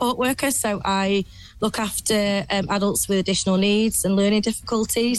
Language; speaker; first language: English; native; English